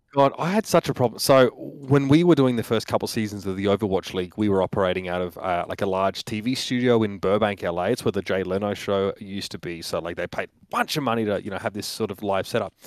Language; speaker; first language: English; native; English